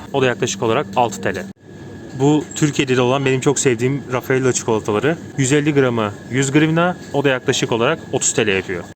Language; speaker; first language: Turkish; native; Turkish